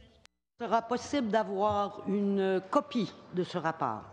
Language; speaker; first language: French; native; French